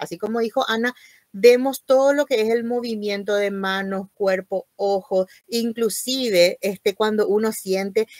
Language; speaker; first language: Spanish; native; Spanish